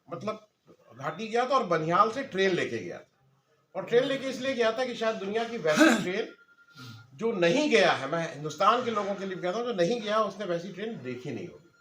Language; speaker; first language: Hindi; native; Hindi